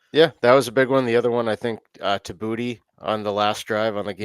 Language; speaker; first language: English; native; English